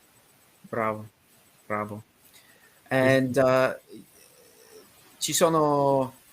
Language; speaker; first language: Italian; non-native, learner; English